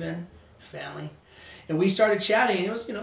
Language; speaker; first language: English; non-native, fluent; Swedish